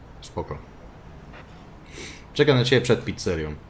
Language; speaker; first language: Polish; native; Polish